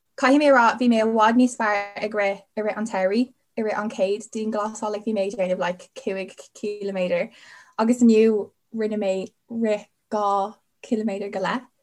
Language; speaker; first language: Irish; non-native, local second language; English